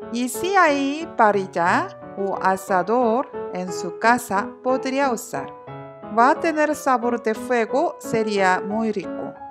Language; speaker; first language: Spanish; non-native, learner; Korean